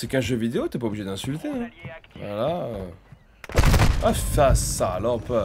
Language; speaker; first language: French; native; French